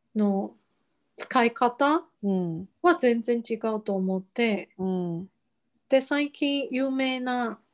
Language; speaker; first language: Japanese; non-native, fluent; Chinese